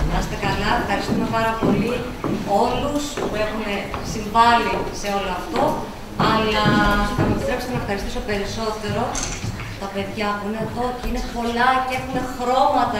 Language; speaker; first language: Greek; native; Greek